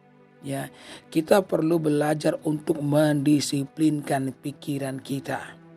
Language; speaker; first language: Indonesian; native; Indonesian